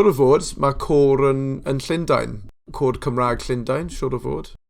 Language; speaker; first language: Welsh; non-native, local second language; English